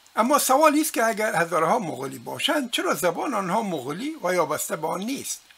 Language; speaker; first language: Persian; non-native, local second language; Pashto